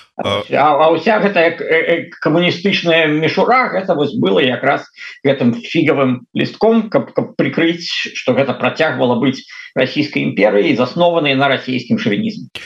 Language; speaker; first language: Belarusian; non-native, local second language; Russian